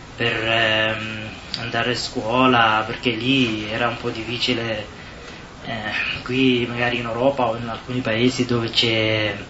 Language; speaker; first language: Italian; non-native, learner; Somali